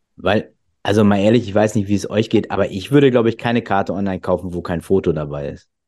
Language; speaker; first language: German; native; German